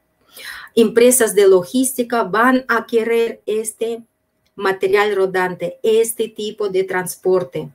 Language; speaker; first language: Spanish; non-native, fluent; Russian